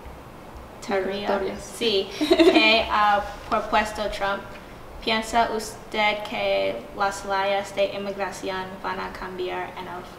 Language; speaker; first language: Spanish; non-native, learner; English